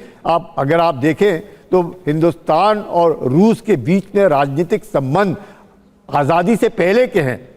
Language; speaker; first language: Hindi; native; Hindi